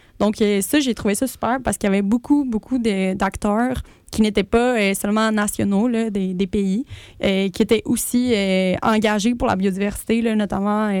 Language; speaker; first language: French; early bilingual, other home language; Spanish